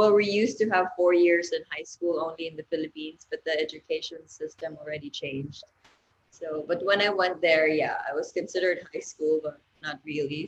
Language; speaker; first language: English; non-native, local second language; Cebuano